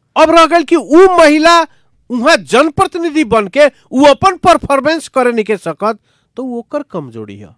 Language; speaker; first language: Bhojpuri; native; Bhojpuri